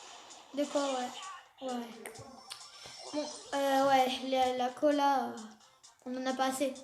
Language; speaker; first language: French; native; French